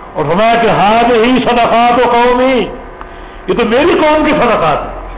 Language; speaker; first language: Urdu; native; Urdu